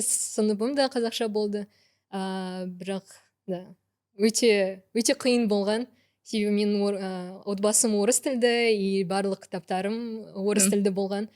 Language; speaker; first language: Kazakh; non-native, local second language; Russian